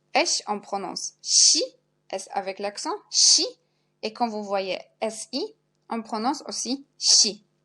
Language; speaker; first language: French; non-native, fluent; Polish